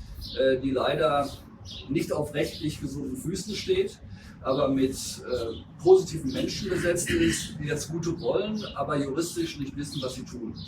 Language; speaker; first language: German; native; German